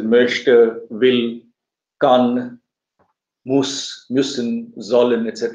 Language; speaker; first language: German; non-native, fluent; Marathi